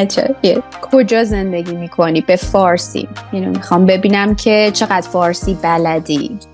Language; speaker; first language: Persian; native; Persian